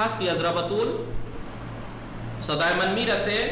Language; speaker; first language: Persian; non-native, fluent; Urdu